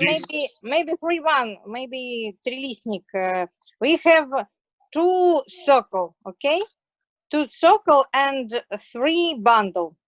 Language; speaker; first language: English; non-native, learner; Russian